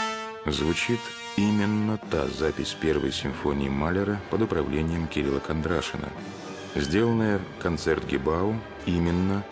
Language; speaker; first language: Russian; native; Russian